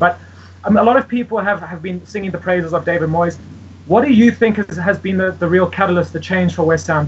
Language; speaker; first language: English; native; English